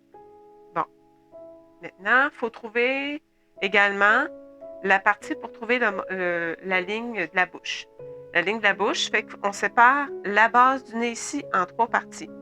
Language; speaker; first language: French; native; French